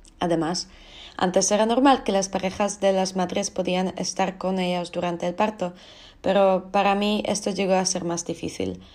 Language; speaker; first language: Spanish; non-native, learner; Polish